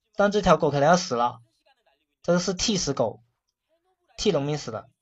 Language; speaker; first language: Chinese; non-native, local second language; Cantonese